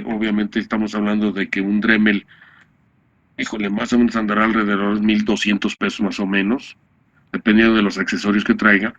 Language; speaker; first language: Spanish; native; Spanish